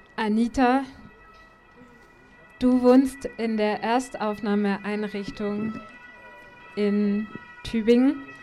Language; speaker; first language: German; native; German